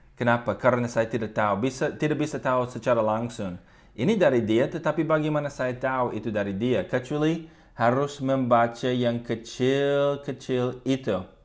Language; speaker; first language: Indonesian; non-native, fluent; English